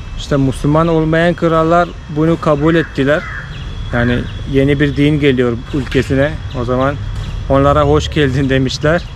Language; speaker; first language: Turkish; non-native, fluent; Malayalam